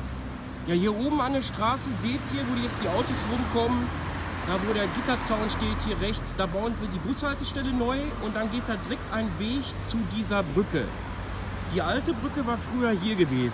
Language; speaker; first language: German; native; German